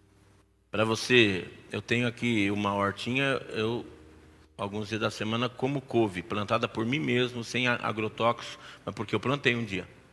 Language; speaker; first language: Portuguese; native; Portuguese